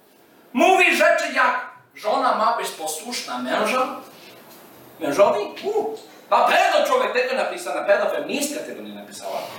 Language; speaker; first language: Polish; non-native, fluent; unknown